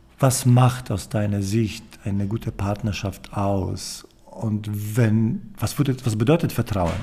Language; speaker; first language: German; non-native, fluent; Polish